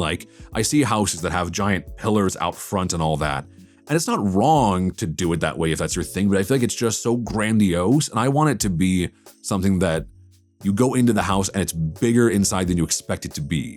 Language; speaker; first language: English; native; English